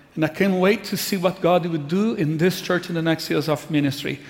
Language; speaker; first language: English; non-native, fluent; Portuguese